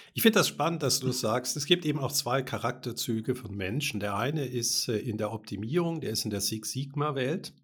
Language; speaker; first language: German; native; German